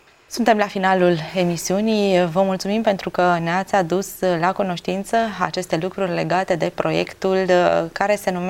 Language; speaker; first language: Romanian; native; Romanian